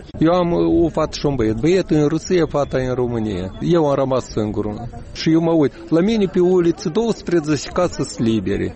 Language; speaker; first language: Romanian; native; Romanian